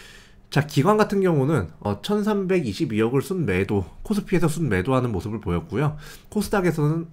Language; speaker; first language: Korean; native; Korean